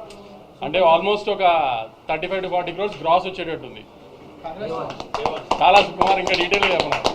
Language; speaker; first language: Telugu; native; Telugu